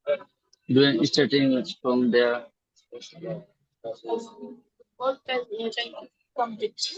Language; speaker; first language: English; non-native, learner; Bangla